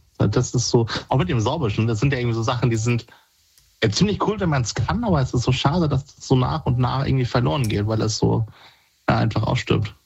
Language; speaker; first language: German; native; German